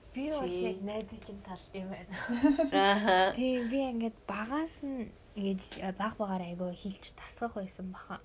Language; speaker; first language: Mongolian; native; Mongolian